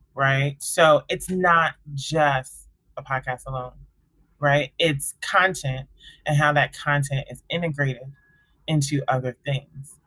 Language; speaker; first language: English; early bilingual, other home language; Akan